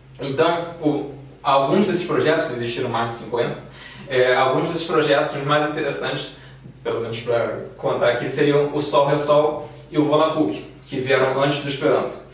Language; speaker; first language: Portuguese; native; Portuguese